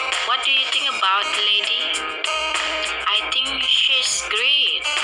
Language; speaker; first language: English; non-native, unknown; Indonesian